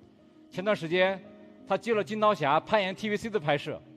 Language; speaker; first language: Chinese; native; Chinese